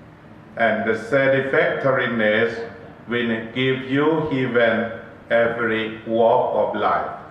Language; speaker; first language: English; non-native, learner; Thai